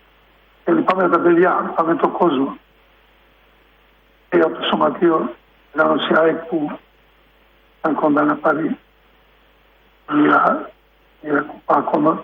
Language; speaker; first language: Greek; non-native, fluent; Serbian